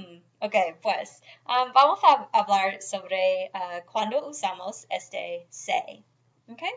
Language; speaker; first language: Spanish; non-native, fluent; English